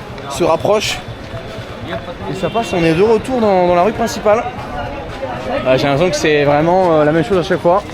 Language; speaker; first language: French; native; French